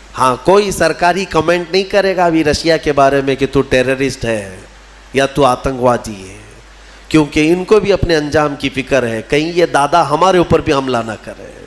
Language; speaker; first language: Urdu; native; Urdu